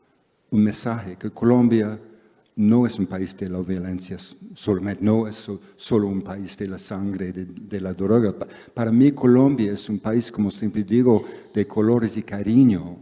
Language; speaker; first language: Spanish; non-native, fluent; English